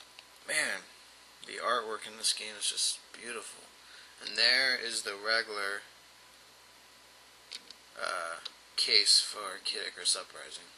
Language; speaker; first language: English; native; English